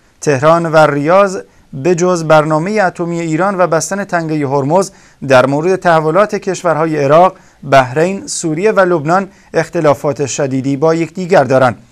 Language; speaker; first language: Persian; non-native, local second language; Kurdish